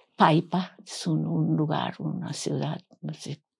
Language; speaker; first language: Spanish; non-native, fluent; Japanese